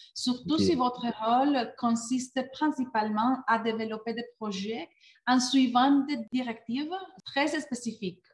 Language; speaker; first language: French; non-native, fluent; Spanish